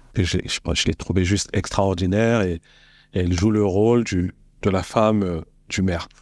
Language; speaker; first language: French; native; French